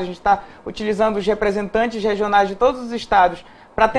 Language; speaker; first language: Portuguese; native; Portuguese